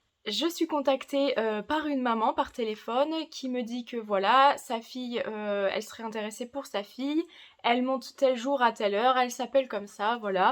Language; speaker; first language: French; native; French